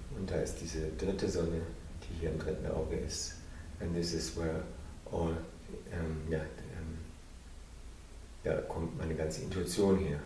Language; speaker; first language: German; non-native, fluent; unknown